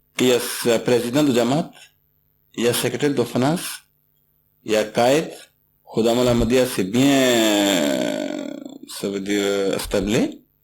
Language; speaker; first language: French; non-native, learner; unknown